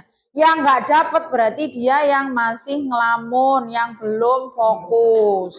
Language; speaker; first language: Indonesian; native; Indonesian